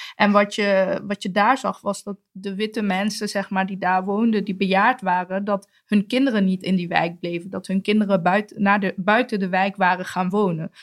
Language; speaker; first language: Dutch; native; Dutch